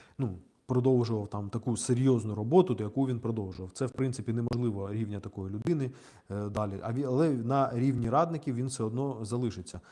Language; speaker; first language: Ukrainian; non-native, local second language; Russian